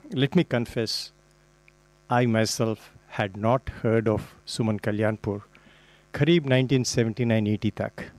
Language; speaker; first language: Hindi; non-native, local second language; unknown